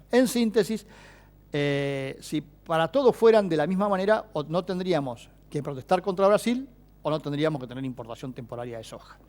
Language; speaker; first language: Spanish; native; Spanish